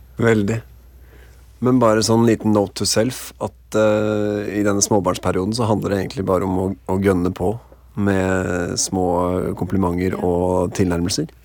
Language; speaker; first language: Norwegian; native; Norwegian